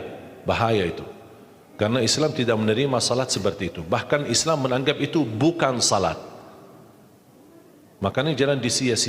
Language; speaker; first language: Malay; non-native, fluent; Arabic